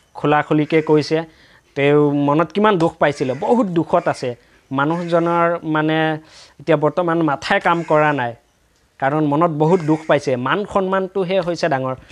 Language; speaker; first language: Assamese; non-native, local second language; Bangla